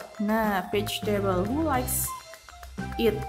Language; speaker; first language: English; non-native, learner; Indonesian